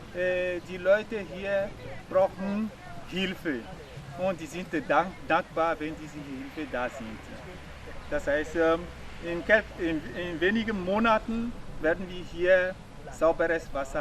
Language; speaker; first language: German; non-native, fluent; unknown